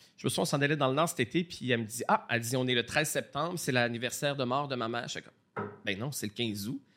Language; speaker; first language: French; native; French